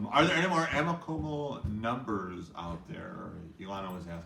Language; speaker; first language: English; native; English